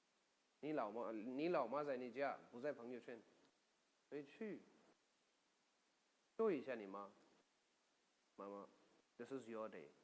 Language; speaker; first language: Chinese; non-native, fluent; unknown